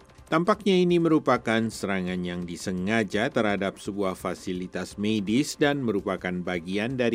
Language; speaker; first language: Indonesian; native; Indonesian